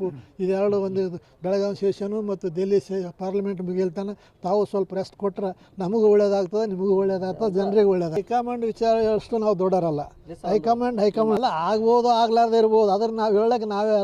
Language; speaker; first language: Kannada; native; Kannada